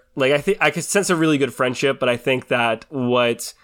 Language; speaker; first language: English; native; English